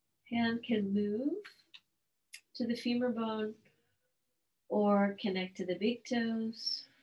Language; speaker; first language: English; native; English